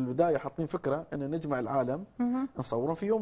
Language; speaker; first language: Arabic; native; Arabic